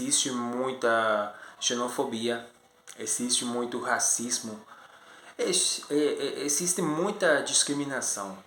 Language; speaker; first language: Portuguese; non-native, fluent; Spanish